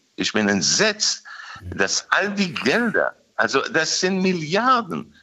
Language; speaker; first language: German; non-native, fluent; Hebrew